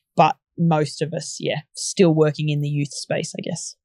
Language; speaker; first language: English; native; English